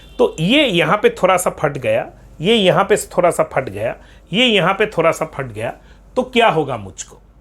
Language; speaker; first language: Hindi; non-native, local second language; Bangla